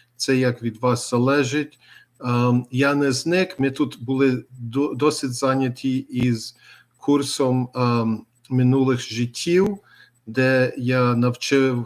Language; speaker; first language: Ukrainian; early bilingual, heritage; Ukrainian